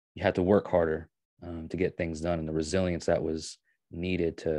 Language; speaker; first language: English; native; English